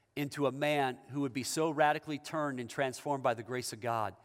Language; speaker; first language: English; native; English